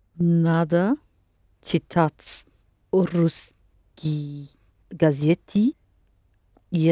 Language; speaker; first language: Russian; non-native, learner; English